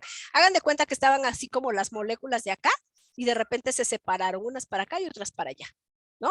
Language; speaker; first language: Spanish; native; Spanish